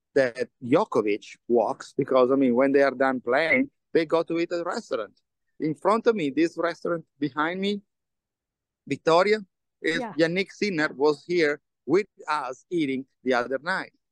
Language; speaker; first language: English; non-native, fluent; Italian